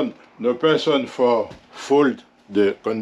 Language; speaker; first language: English; non-native, learner; French